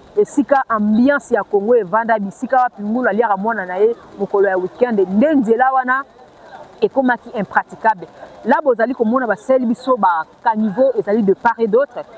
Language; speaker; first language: Lingala; native; Lingala